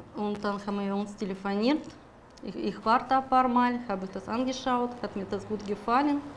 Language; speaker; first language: German; non-native, fluent; Russian